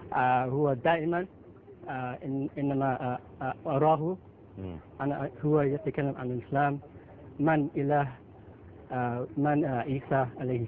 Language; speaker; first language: Arabic; non-native, learner; Filipino